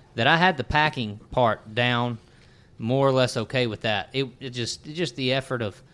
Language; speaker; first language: English; native; English